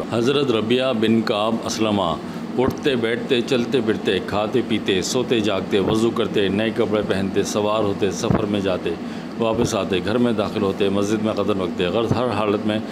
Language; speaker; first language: Urdu; native; Urdu